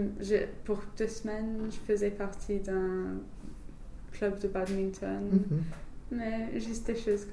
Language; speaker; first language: French; non-native, fluent; English